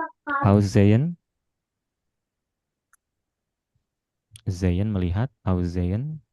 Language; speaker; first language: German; non-native, fluent; Indonesian